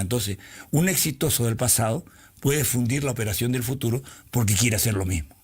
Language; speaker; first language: Spanish; native; Spanish